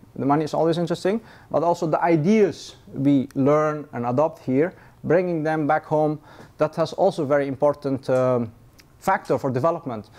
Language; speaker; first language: English; non-native, fluent; Persian